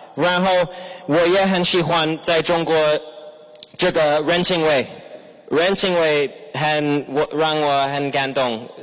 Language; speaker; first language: Chinese; non-native, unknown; English